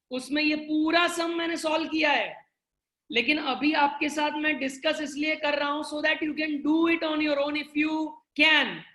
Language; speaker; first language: Hindi; non-native, local second language; Gujarati